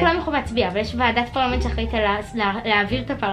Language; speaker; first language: Hebrew; native; Hebrew